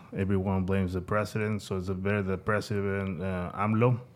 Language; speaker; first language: English; non-native, fluent; Spanish